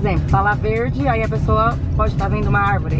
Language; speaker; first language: Portuguese; native; Portuguese